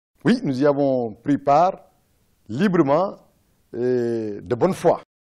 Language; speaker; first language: French; non-native, local second language; Wolof